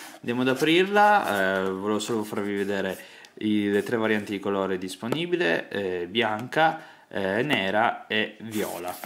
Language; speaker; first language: Italian; native; Italian